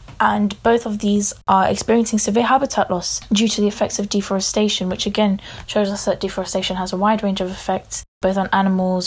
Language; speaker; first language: English; native; English